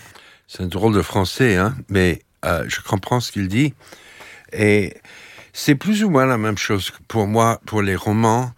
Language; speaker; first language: French; non-native, fluent; English